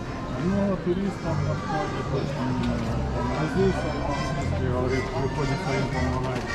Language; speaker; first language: Russian; native; Russian